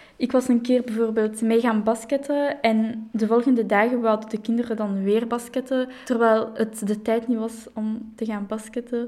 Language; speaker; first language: Dutch; non-native, local second language; French